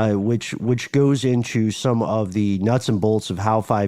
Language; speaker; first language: English; native; English